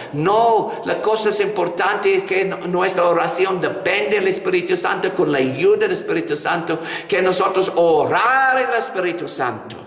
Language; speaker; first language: Spanish; non-native, fluent; English